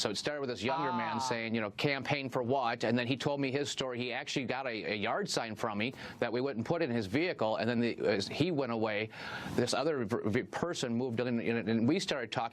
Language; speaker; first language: English; native; English